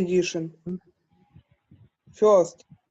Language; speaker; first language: English; non-native, fluent; Ukrainian